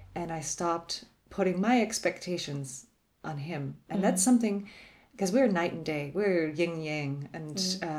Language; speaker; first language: English; native; English